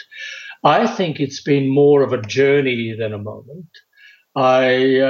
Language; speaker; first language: English; non-native, fluent; German